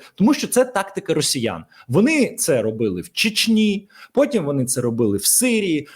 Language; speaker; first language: Ukrainian; native; Ukrainian